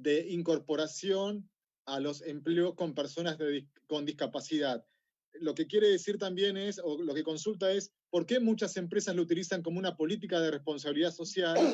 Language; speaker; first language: Spanish; native; Spanish